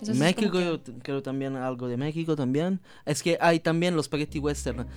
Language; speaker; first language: Spanish; non-native, learner; Sicilian